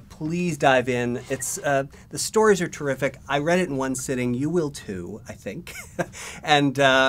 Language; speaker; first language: English; native; English